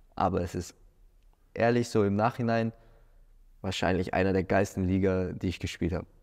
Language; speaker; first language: German; native; German